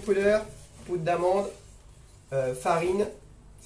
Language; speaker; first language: French; native; French